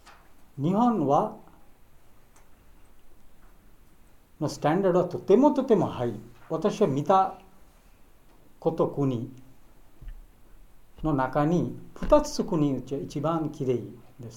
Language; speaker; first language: Japanese; non-native, learner; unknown